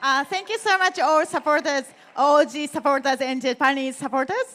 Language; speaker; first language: English; non-native, fluent; Japanese